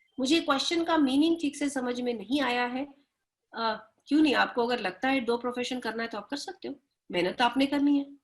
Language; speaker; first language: Hindi; native; Hindi